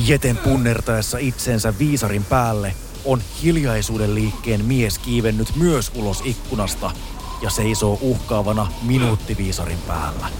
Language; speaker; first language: Finnish; native; Finnish